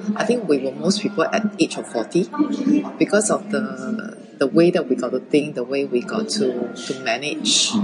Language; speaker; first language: English; early bilingual, other home language; Chinese